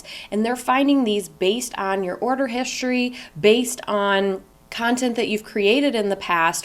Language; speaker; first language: English; native; English